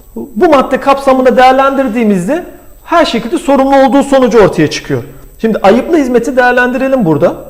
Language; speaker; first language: Turkish; native; Turkish